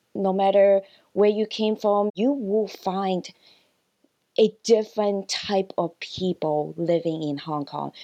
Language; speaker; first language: English; non-native, local second language; Cantonese